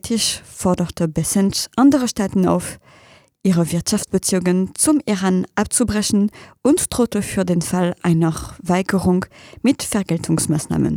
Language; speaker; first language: German; non-native, fluent; French